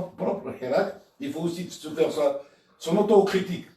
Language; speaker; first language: French; non-native, local second language; Arabic